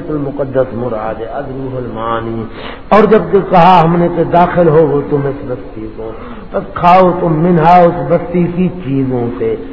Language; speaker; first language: Urdu; non-native, local second language; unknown